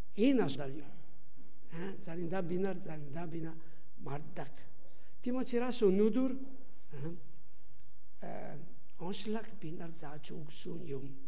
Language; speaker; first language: Mongolian; non-native, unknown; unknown